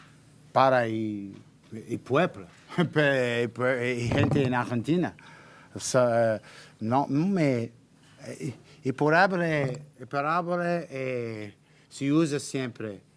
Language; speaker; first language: Spanish; non-native, learner; English